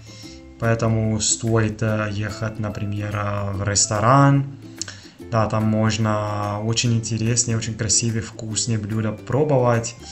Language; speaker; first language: Russian; non-native, fluent; Italian